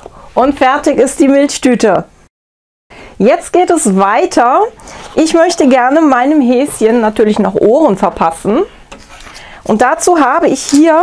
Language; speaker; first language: German; native; German